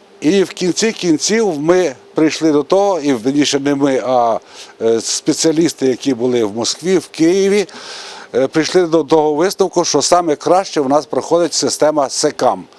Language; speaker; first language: Ukrainian; native; Ukrainian